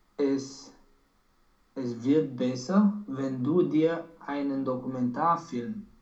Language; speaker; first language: German; non-native, learner; Romanian